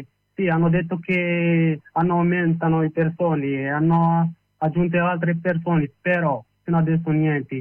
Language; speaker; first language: Italian; non-native, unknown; Arabic